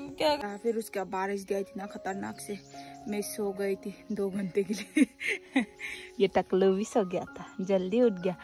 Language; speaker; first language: Hindi; non-native, local second language; Chakma